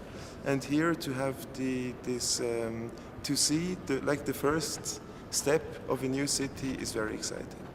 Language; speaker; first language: English; non-native, fluent; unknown